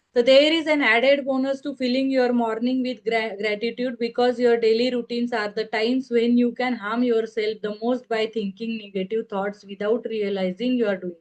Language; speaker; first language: English; non-native, local second language; Marathi